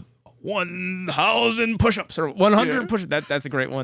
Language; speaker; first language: English; native; English